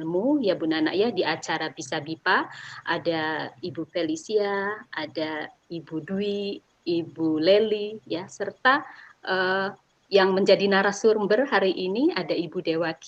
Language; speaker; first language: Indonesian; native; Indonesian